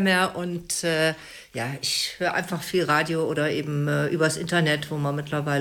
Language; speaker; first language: German; native; German